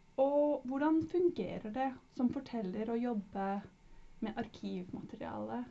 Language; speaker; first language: Norwegian; native; Norwegian